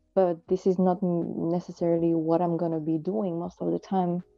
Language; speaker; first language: English; non-native, fluent; French